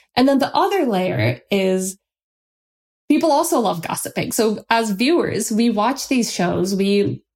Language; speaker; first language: English; non-native, fluent; Turkish